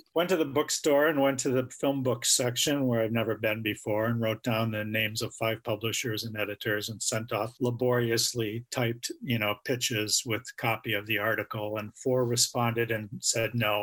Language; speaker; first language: English; native; English